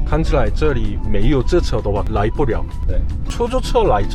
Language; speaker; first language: Chinese; non-native, learner; Korean